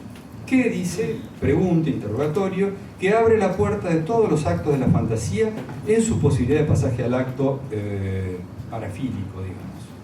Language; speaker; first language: Spanish; native; Spanish